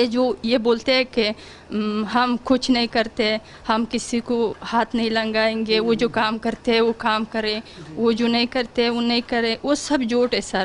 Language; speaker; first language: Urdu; non-native, learner; Pashto